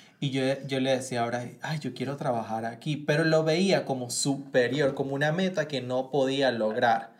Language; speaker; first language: Spanish; native; Spanish